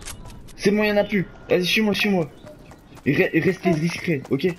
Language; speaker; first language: French; native; French